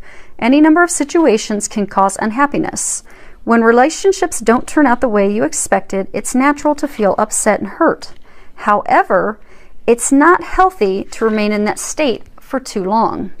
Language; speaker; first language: English; native; English